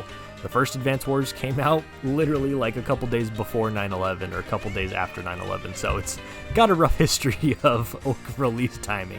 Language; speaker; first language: English; native; English